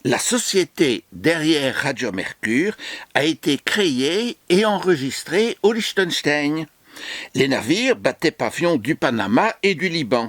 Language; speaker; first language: French; native; French